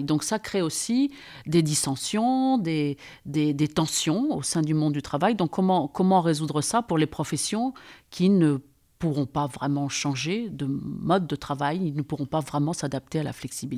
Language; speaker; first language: French; native; French